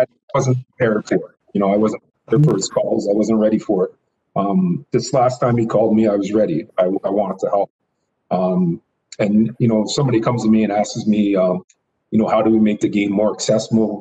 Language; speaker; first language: English; native; English